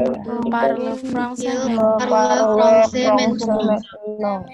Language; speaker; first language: French; non-native, learner; Indonesian